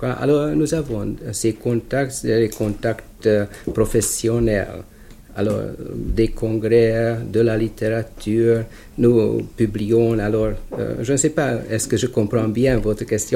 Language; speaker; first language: French; non-native, fluent; Hungarian